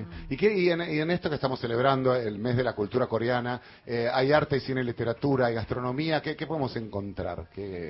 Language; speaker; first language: Spanish; native; Spanish